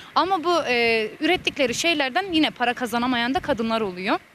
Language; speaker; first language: Turkish; native; Turkish